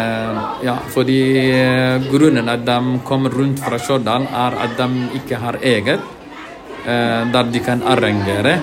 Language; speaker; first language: Norwegian; non-native, learner; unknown